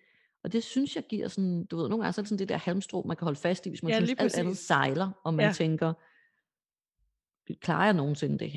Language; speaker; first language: Danish; native; Danish